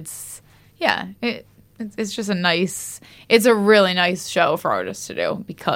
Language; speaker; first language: English; native; English